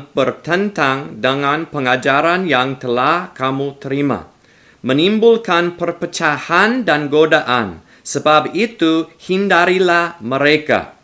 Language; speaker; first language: Indonesian; non-native, learner; English